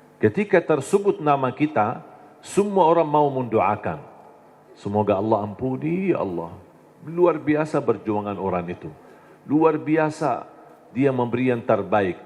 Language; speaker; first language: Indonesian; non-native, fluent; Arabic